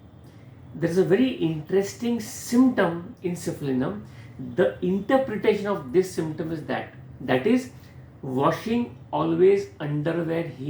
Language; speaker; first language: English; non-native, local second language; Hindi